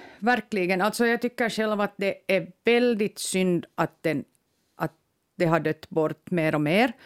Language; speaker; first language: Swedish; native; Swedish